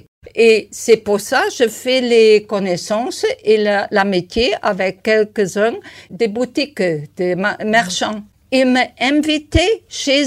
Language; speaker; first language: French; non-native, learner; German